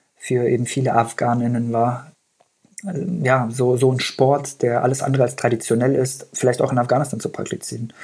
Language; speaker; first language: German; early bilingual, other home language; Persian